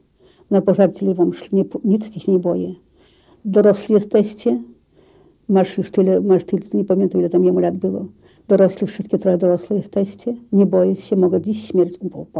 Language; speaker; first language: Polish; early bilingual, heritage; Polish